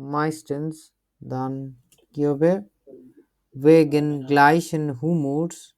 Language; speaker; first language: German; non-native, learner; Bangla